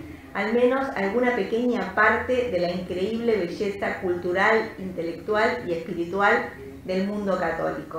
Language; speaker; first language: Spanish; native; Spanish